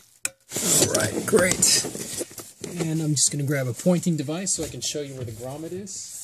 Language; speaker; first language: English; native; English